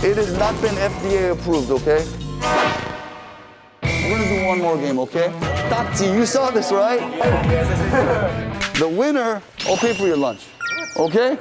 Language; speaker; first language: English; early bilingual, other home language; Korean